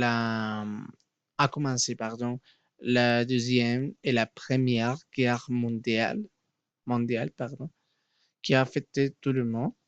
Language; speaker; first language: French; non-native, learner; Spanish